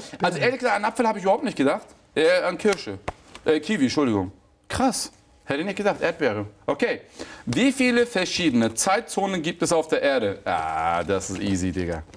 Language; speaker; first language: German; early bilingual, other home language; Turkish